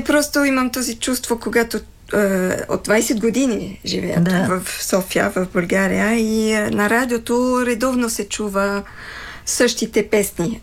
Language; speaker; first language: Bulgarian; non-native, fluent; French